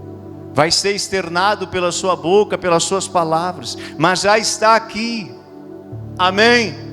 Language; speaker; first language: Portuguese; native; Portuguese